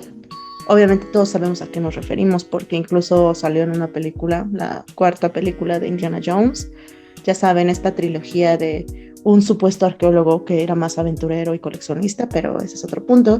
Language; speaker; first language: Spanish; native; Spanish